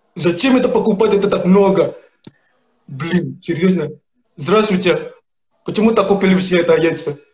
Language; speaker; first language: Russian; non-native, learner; Indonesian